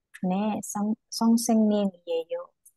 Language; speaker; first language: Korean; non-native, learner; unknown